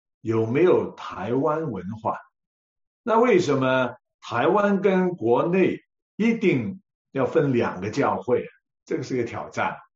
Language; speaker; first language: Chinese; non-native, local second language; Cantonese